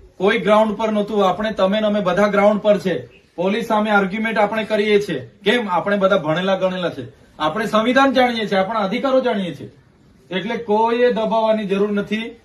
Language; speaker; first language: Gujarati; non-native, local second language; Vasavi